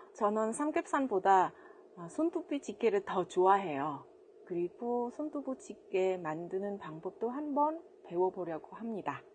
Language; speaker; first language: Korean; non-native, fluent; Vietnamese